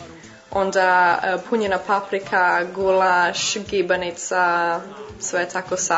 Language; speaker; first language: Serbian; early bilingual, heritage; English